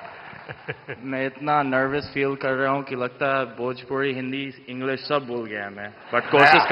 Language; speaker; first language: Hindi; early bilingual, other home language; English